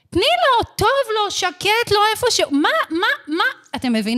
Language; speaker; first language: Hebrew; native; Hebrew